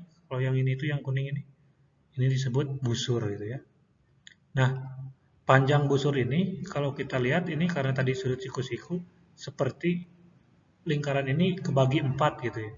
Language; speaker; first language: Indonesian; native; Indonesian